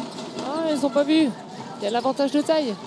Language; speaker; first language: French; native; French